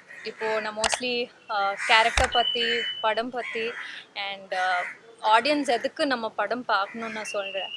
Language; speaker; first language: Tamil; non-native, learner; Kannada